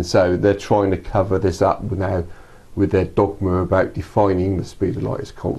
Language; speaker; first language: English; native; English